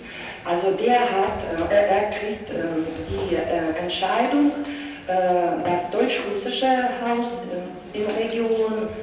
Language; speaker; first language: German; non-native, fluent; Russian